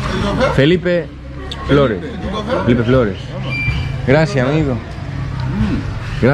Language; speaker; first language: Spanish; non-native, learner; Greek